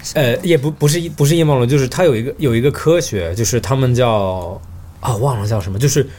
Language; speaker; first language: Chinese; early bilingual, heritage; Chinese